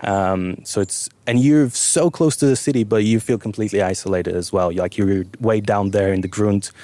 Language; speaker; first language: English; non-native, fluent; Bulgarian